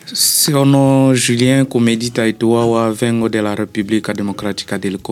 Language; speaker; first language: Italian; non-native, learner; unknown